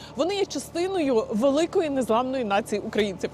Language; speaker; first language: Ukrainian; native; Ukrainian